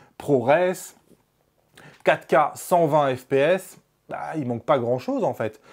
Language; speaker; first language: French; native; French